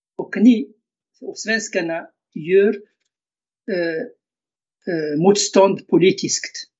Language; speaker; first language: Swedish; non-native, fluent; Arabic